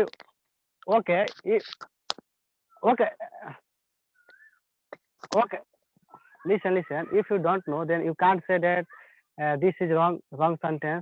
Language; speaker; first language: English; non-native, learner; Hindi